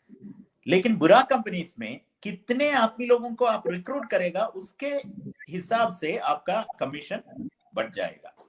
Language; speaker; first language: Hindi; non-native, fluent; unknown